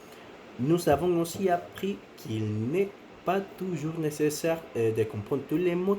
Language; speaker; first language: French; non-native, learner; Spanish